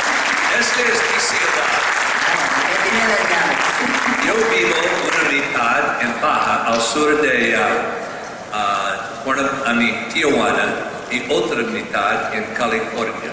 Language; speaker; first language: Spanish; non-native, learner; English